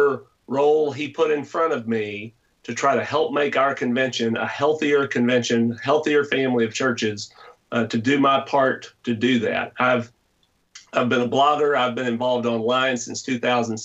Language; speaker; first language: English; native; English